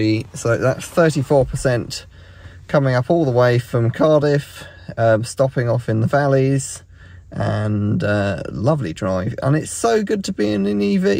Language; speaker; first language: English; native; English